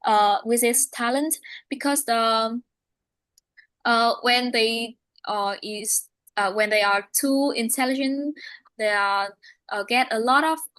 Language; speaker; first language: English; non-native, learner; Vietnamese